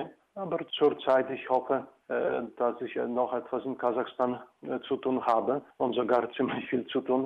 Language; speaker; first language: German; non-native, fluent; Polish